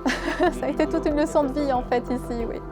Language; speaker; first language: French; native; French